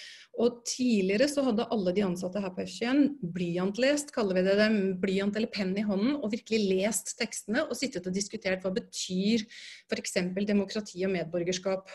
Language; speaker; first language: Norwegian; native; Norwegian